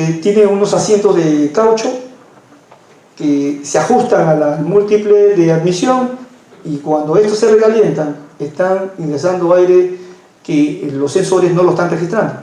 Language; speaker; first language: Spanish; native; Spanish